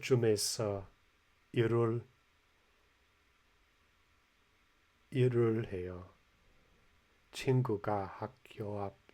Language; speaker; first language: Korean; non-native, learner; English